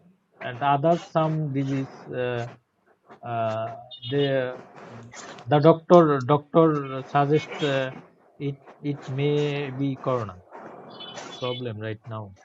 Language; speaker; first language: English; non-native, learner; Bangla